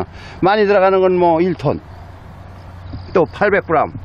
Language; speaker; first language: Korean; native; Korean